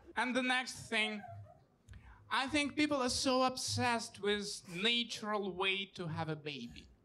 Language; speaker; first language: English; non-native, fluent; Russian